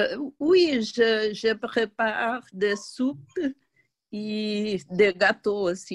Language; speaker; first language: French; non-native, learner; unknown